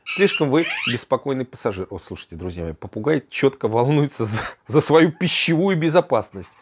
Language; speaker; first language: Russian; native; Russian